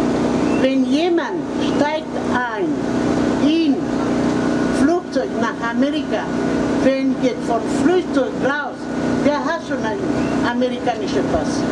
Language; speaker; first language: German; non-native, learner; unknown